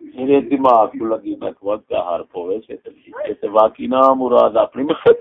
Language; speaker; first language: Urdu; non-native, local second language; Punjabi